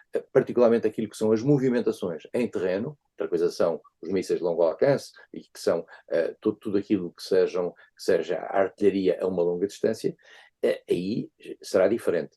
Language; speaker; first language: Portuguese; native; Portuguese